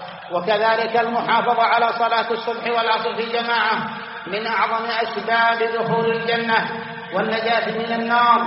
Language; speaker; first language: Arabic; native; Arabic